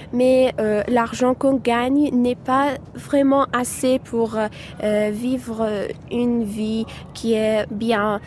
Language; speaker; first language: French; non-native, fluent; Persian